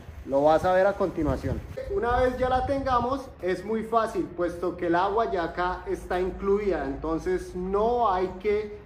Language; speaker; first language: Spanish; native; Spanish